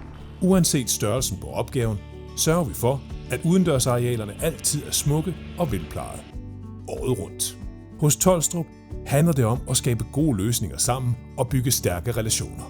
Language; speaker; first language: Danish; native; Danish